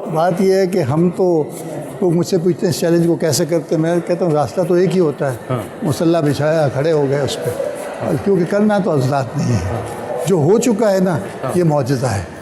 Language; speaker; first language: Urdu; native; Urdu